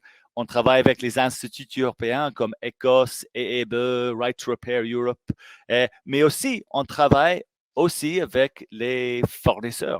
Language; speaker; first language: French; non-native, fluent; English